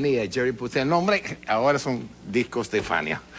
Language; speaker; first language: Spanish; non-native, learner; English